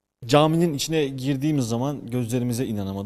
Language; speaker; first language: Turkish; native; Turkish